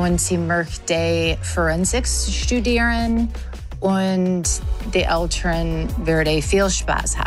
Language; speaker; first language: German; non-native, learner; English